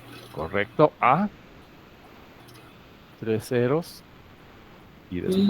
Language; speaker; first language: Spanish; native; Spanish